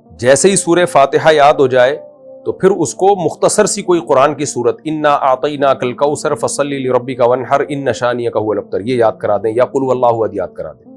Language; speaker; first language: Urdu; native; Urdu